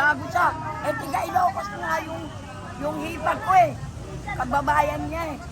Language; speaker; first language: Filipino; non-native, local second language; Iloko